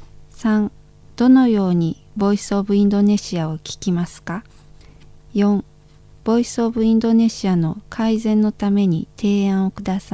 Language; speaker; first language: Japanese; non-native, fluent; Indonesian